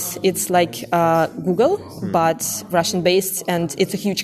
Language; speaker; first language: English; non-native, fluent; Russian